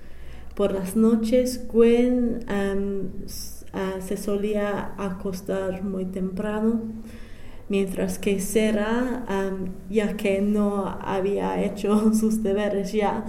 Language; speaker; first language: Spanish; non-native, fluent; English